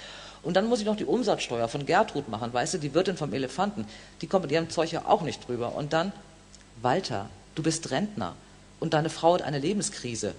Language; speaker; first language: German; native; German